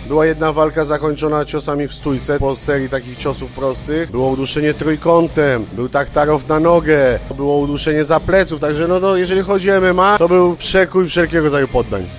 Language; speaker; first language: Polish; native; Polish